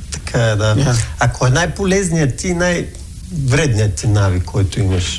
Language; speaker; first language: Bulgarian; native; Bulgarian